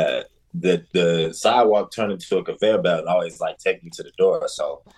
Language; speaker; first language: English; native; English